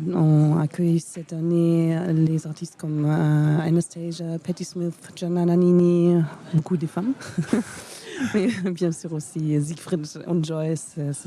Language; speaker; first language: French; non-native, fluent; German